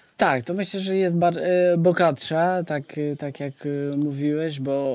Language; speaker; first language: Polish; non-native, fluent; Albanian